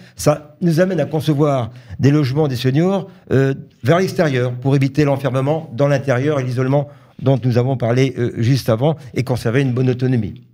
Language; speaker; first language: French; native; French